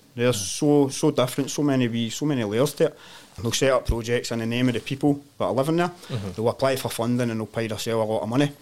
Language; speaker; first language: English; native; English